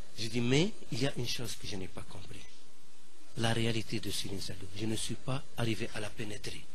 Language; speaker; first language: French; non-native, local second language; Arabic